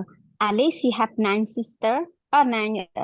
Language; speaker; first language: English; non-native, learner; Khmer